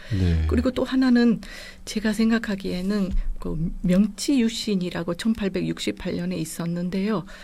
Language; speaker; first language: Korean; non-native, fluent; Japanese